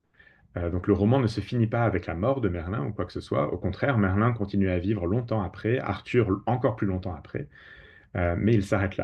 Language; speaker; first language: French; native; French